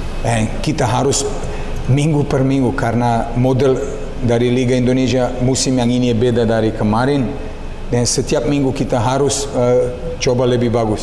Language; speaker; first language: Indonesian; non-native, learner; Serbian